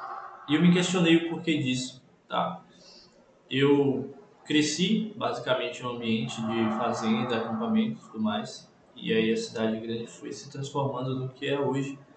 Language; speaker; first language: Portuguese; native; Portuguese